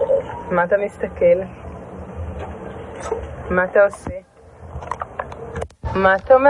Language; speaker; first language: Hebrew; native; Hebrew